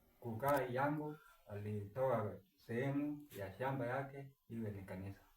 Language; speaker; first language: Swahili; non-native, local second language; Kalenjin